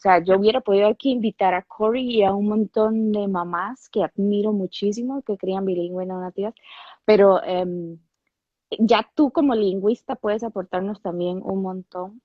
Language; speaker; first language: Spanish; native; Spanish